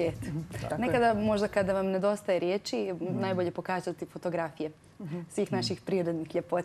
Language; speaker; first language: Croatian; native; Croatian